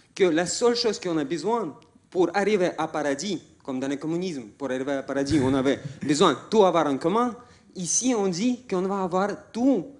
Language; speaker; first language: French; non-native, fluent; Russian